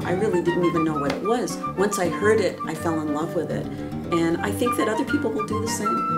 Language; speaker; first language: English; native; English